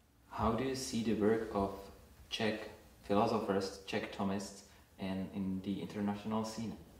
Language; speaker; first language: English; non-native, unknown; Czech